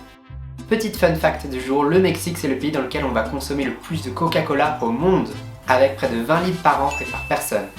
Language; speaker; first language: French; native; French